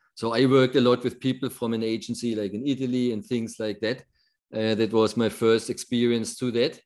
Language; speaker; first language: English; non-native, fluent; German